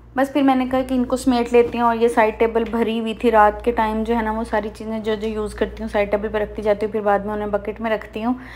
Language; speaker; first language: Urdu; native; Urdu